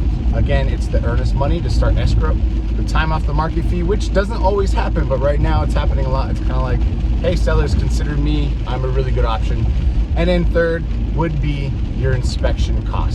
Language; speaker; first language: English; native; English